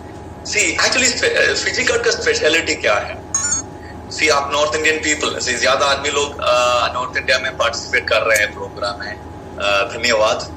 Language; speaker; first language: Hindi; non-native, local second language; Malayalam